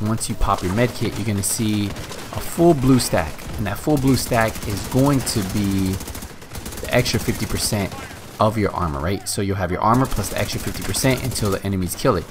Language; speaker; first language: English; native; English